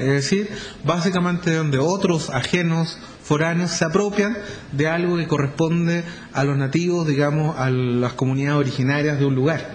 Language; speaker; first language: Spanish; native; Spanish